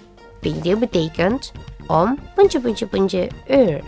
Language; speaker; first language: Dutch; non-native, learner; Indonesian